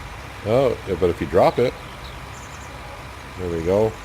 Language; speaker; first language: English; native; English